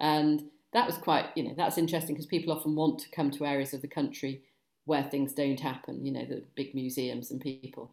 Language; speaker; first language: English; native; English